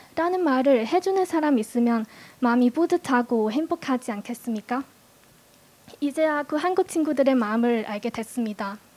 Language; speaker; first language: Korean; non-native, fluent; Cantonese